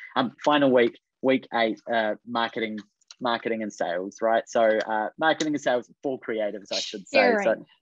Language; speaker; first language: English; native; English